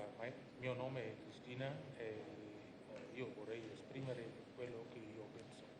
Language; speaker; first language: Italian; non-native, fluent; Indonesian